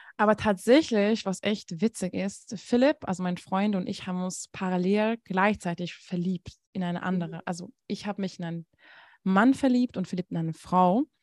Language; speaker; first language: German; non-native, fluent; Hungarian